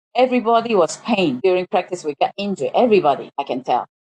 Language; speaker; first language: English; non-native, local second language; Cantonese